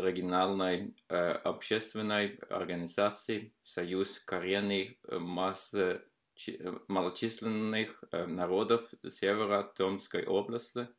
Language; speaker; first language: Russian; non-native, fluent; Norwegian